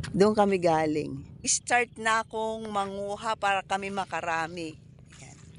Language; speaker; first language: Filipino; non-native, local second language; Waray